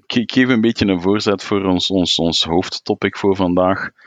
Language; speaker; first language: Dutch; native; Dutch